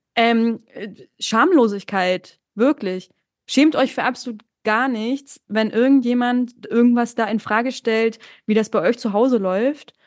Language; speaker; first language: German; native; German